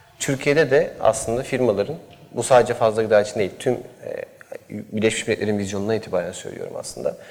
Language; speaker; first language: Turkish; native; Turkish